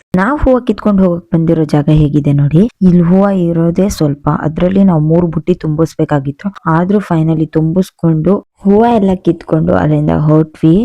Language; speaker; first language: Kannada; non-native, local second language; Lambadi